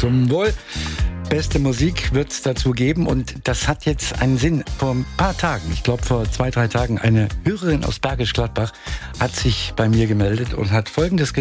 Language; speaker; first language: German; native; German